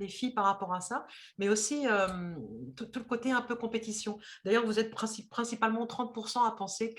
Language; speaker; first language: French; native; French